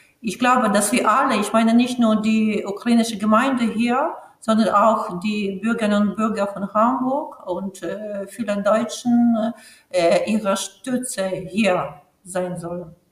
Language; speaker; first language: German; non-native, fluent; Ukrainian